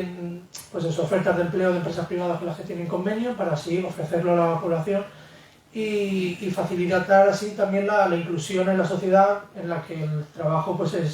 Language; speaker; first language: Spanish; native; Spanish